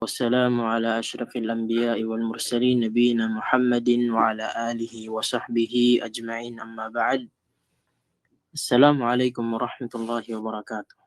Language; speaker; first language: Arabic; non-native, fluent; Filipino